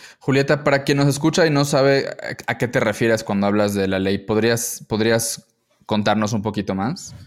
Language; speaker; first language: Spanish; native; Spanish